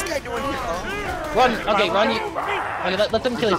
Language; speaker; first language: English; native; English